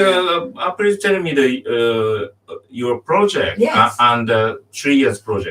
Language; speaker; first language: English; non-native, learner; Japanese